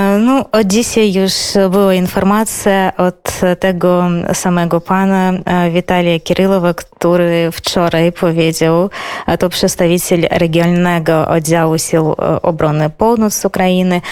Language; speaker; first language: Polish; non-native, fluent; Belarusian